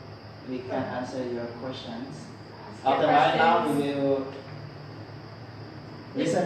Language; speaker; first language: English; non-native, learner; Lao